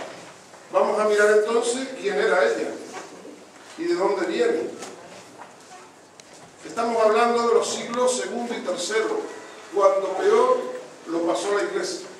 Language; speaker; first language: Spanish; native; Spanish